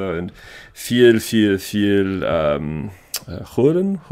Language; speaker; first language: German; non-native, learner; English